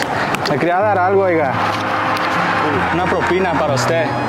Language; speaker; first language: Spanish; early bilingual, heritage; Spanish